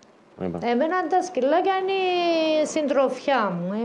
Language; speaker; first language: Greek; non-native, local second language; Turkish